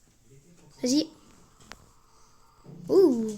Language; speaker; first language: French; native; French